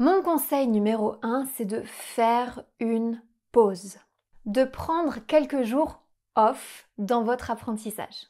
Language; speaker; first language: French; native; French